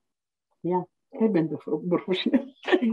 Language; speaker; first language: Dutch; non-native, fluent; Arabic